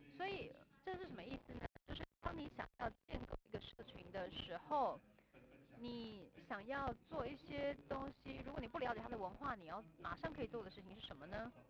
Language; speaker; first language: Chinese; non-native, fluent; Vietnamese